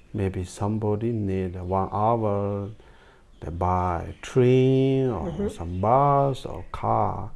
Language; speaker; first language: English; non-native, learner; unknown